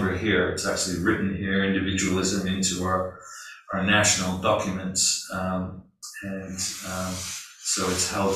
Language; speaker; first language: English; native; English